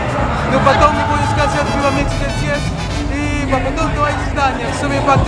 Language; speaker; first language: Russian; non-native, learner; Spanish